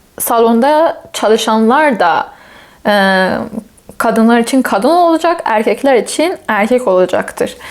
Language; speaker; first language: Turkish; non-native, fluent; Persian